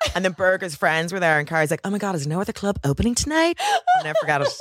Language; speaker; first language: English; native; English